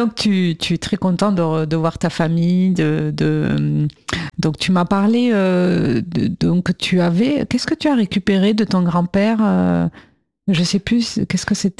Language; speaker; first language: French; native; French